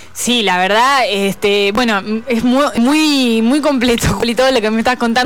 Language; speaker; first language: Spanish; native; Spanish